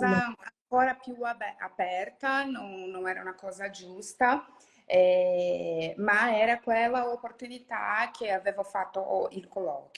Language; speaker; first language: Italian; non-native, learner; Portuguese